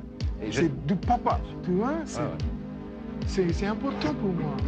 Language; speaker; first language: French; non-native, fluent; English